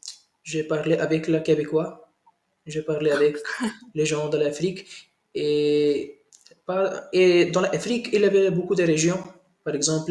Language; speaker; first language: French; non-native, learner; Hindi